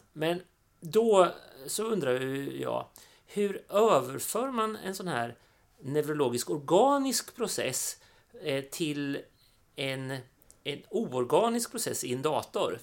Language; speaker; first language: Swedish; native; Swedish